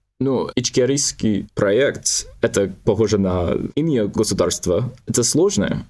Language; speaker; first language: Russian; non-native, learner; English